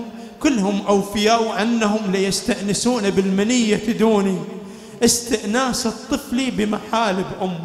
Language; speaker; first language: Arabic; native; Arabic